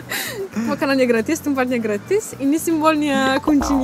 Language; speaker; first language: Indonesian; non-native, fluent; Turkish